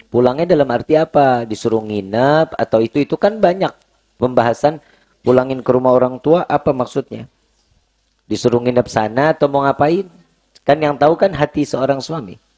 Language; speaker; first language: Indonesian; native; Indonesian